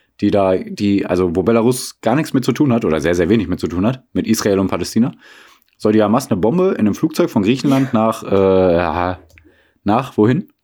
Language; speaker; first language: German; native; German